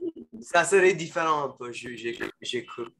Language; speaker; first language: French; non-native, fluent; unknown